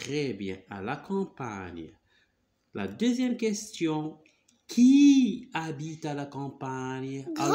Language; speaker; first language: French; non-native, local second language; Arabic